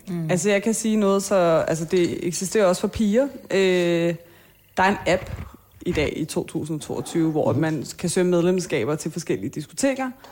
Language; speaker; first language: Danish; native; Danish